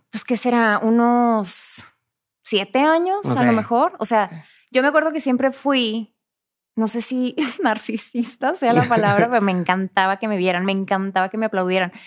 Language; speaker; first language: Spanish; native; Spanish